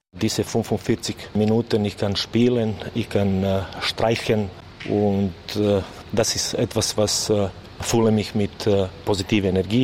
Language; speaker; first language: German; non-native, learner; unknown